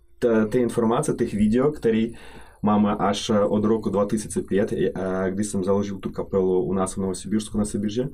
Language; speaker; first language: Czech; non-native, fluent; Russian